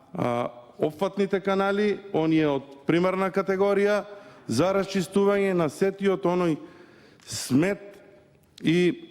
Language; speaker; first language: Macedonian; native; Macedonian